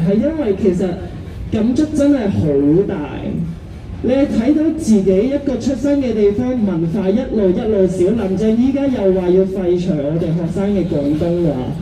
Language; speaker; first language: Cantonese; native; Cantonese